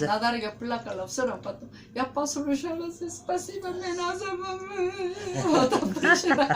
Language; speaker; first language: Russian; non-native, learner; Korean